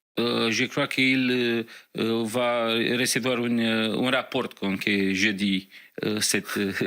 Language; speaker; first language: French; non-native, fluent; Romanian